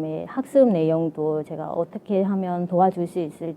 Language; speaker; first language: Korean; non-native, fluent; Vietnamese